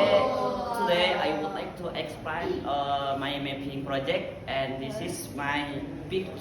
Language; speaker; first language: English; non-native, learner; Indonesian